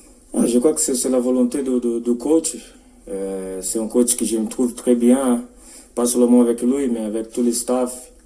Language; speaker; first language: French; non-native, fluent; Portuguese